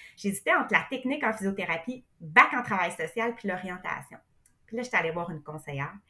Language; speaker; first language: French; native; French